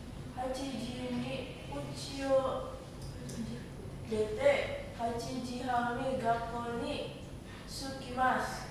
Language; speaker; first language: Japanese; non-native, learner; Indonesian